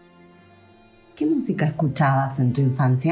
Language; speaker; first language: Spanish; native; Spanish